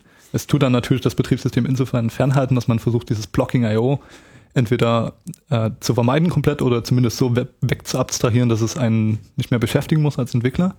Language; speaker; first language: German; native; German